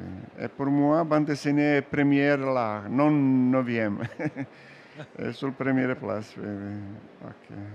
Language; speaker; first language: French; non-native, learner; Serbian